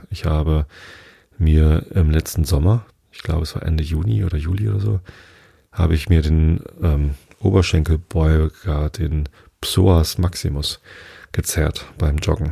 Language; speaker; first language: German; native; German